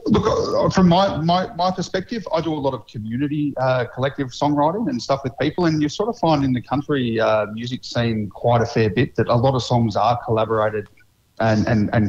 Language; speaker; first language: English; native; English